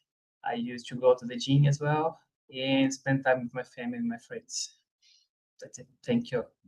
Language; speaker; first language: English; non-native, fluent; Portuguese